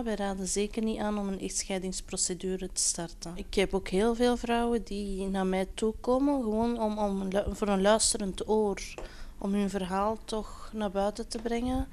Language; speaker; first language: Dutch; non-native, local second language; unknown